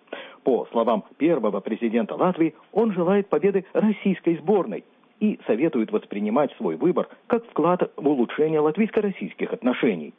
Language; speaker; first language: Russian; native; Russian